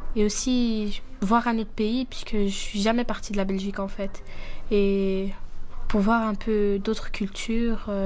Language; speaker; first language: French; native; French